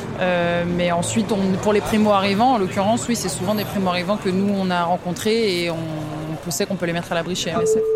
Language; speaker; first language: French; native; French